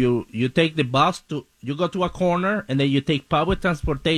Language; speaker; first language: English; non-native, fluent; Spanish